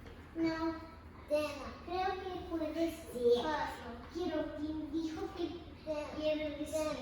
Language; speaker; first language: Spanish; early bilingual, heritage; Spanish